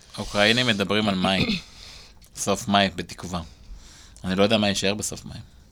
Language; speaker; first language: Hebrew; native; Hebrew